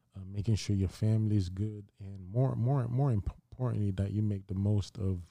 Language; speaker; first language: English; early bilingual, other home language; Haitian Creole